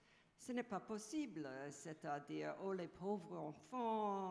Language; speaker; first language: French; non-native, fluent; English